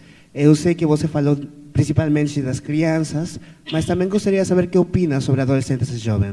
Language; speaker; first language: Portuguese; non-native, fluent; Spanish